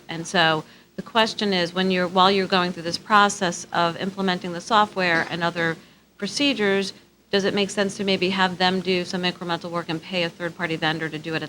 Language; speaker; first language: English; native; English